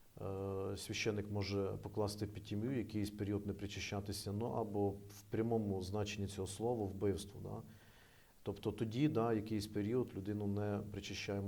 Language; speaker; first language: Ukrainian; native; Ukrainian